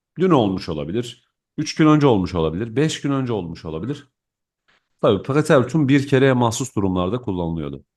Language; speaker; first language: Turkish; native; Turkish